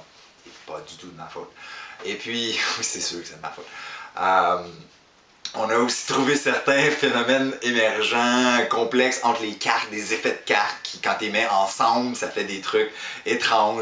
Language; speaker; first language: French; native; French